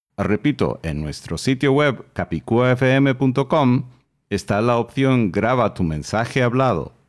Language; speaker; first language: Spanish; non-native, fluent; English